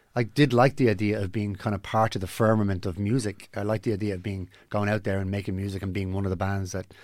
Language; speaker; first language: English; native; English